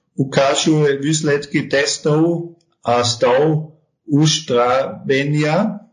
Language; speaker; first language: Slovak; non-native, learner; German